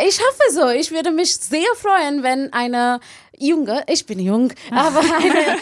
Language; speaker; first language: German; non-native, learner; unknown